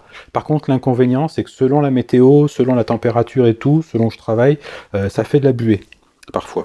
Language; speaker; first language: French; native; French